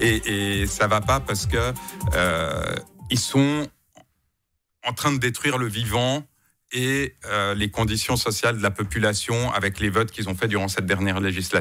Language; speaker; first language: French; native; French